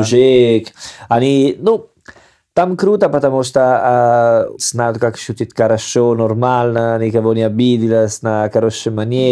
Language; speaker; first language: Russian; non-native, learner; Italian